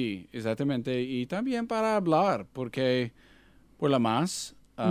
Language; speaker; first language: Spanish; non-native, learner; English